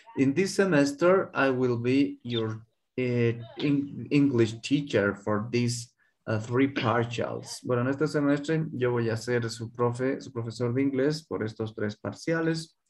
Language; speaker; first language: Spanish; non-native, local second language; Quechua